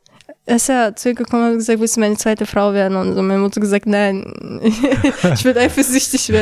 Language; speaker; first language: German; early bilingual, other home language; Chechen